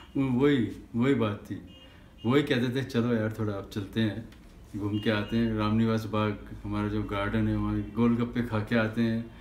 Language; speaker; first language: Hindi; native; Hindi